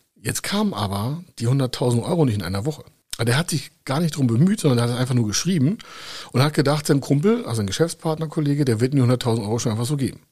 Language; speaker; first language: German; native; German